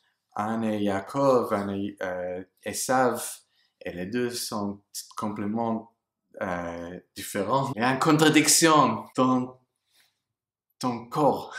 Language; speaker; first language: French; non-native, learner; English